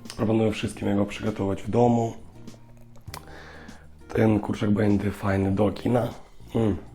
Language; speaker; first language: Polish; non-native, learner; Russian